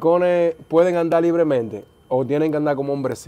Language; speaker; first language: Spanish; native; Spanish